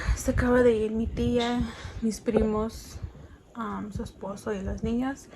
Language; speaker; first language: Spanish; early bilingual, other home language; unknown